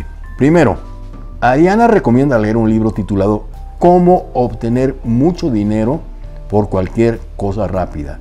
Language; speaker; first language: Spanish; native; Spanish